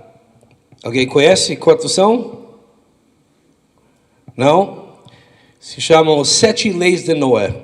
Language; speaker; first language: Portuguese; non-native, fluent; English